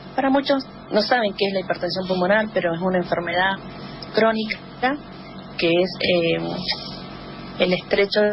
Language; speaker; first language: Spanish; native; Spanish